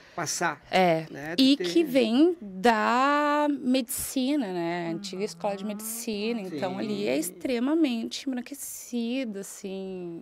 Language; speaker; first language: Portuguese; native; Portuguese